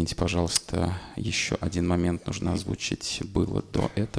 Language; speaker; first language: Russian; native; Russian